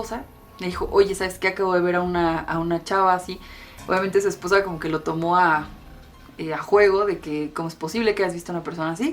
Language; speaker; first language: Spanish; native; Spanish